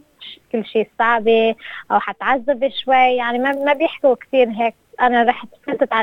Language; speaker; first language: Arabic; early bilingual, heritage; Arabic